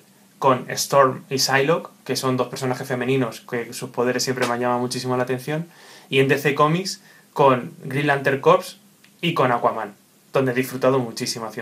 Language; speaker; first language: Spanish; native; Spanish